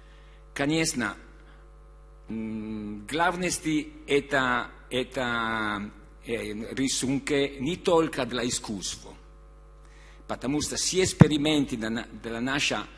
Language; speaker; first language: Russian; non-native, learner; Italian